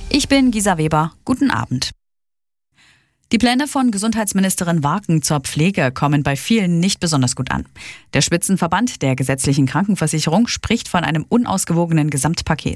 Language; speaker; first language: German; native; German